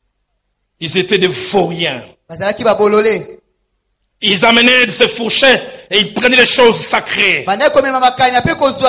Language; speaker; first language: French; non-native, local second language; Lingala